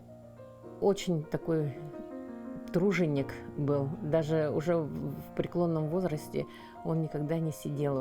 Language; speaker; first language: Russian; non-native, local second language; Yakut